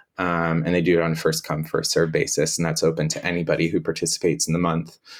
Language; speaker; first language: English; native; English